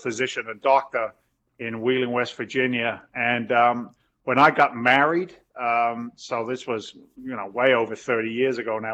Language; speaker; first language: English; native; English